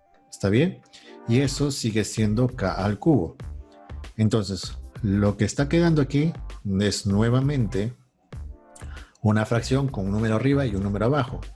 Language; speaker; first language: Spanish; native; Spanish